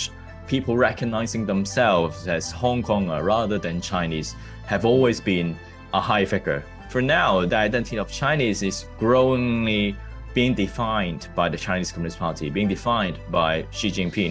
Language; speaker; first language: English; non-native, local second language; Cantonese